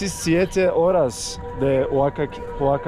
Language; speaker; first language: Spanish; non-native, learner; Turkish